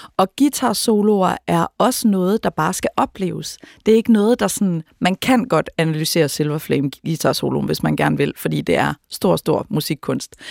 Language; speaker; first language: Danish; native; Danish